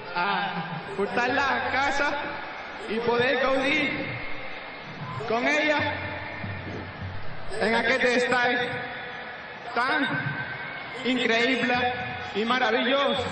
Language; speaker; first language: Catalan; non-native, local second language; Spanish